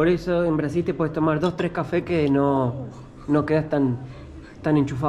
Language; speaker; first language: Spanish; native; Spanish